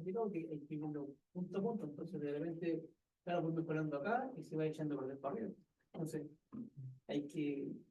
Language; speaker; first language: Spanish; native; Spanish